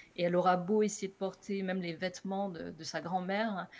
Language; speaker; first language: French; native; French